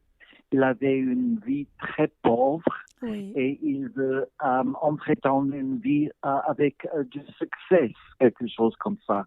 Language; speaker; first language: French; non-native, learner; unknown